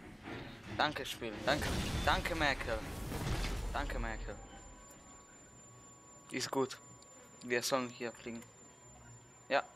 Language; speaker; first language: German; early bilingual, other home language; Polish